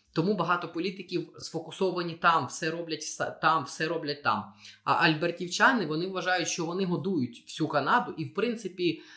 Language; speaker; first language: Ukrainian; non-native, local second language; Russian